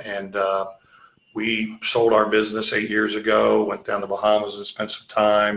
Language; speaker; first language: English; native; English